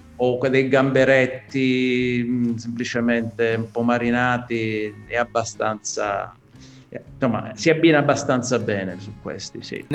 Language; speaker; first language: Italian; native; Italian